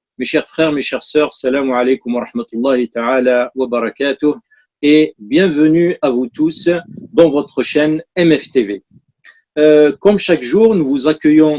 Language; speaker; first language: French; native; French